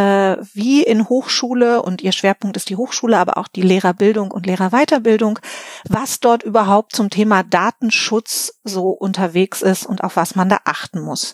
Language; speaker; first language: German; native; German